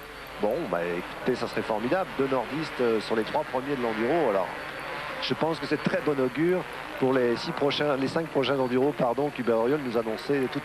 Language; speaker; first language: French; native; French